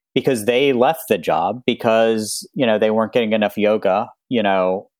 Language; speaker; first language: English; native; English